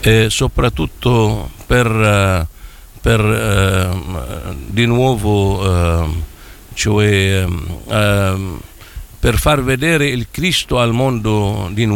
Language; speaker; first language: Italian; non-native, fluent; Arabic